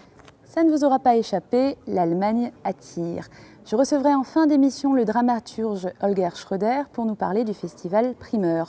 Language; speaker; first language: French; native; French